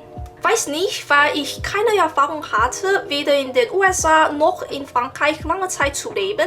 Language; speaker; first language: German; non-native, learner; Chinese